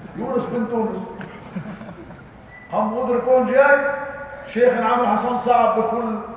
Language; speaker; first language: Urdu; non-native, learner; Arabic